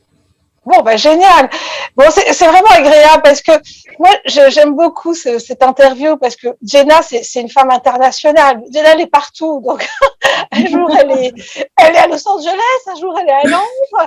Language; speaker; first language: French; native; French